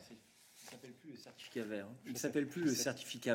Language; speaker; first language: French; native; French